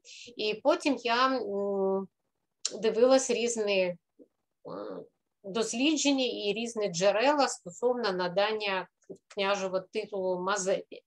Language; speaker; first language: Ukrainian; non-native, fluent; Russian